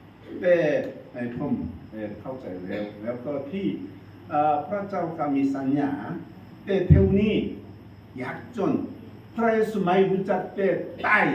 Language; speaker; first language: Thai; non-native, learner; Korean